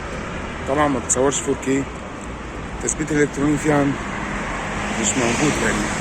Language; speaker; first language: Arabic; native; Arabic